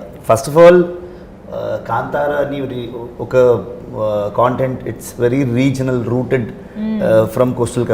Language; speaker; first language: Telugu; non-native, learner; Kannada